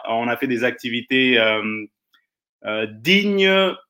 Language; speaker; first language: French; native; French